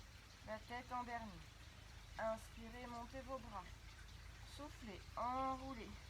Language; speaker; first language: French; native; French